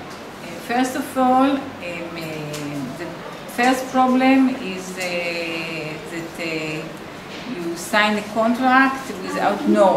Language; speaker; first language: English; non-native, fluent; Hebrew